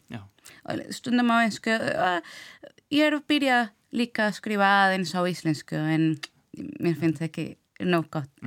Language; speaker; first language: Icelandic; non-native, learner; Spanish